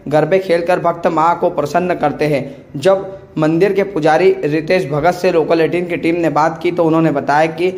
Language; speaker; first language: Hindi; native; Hindi